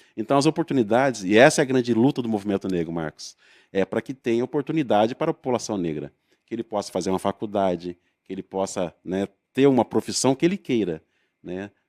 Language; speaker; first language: Portuguese; native; Portuguese